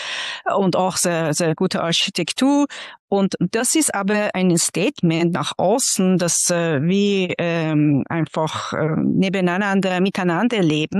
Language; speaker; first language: German; non-native, fluent; Persian